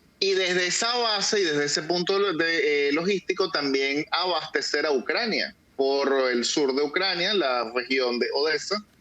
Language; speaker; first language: Spanish; native; Spanish